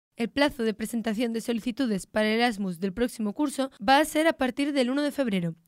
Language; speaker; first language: Spanish; native; Spanish